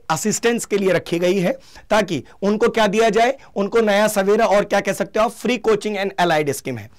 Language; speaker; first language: Hindi; native; Hindi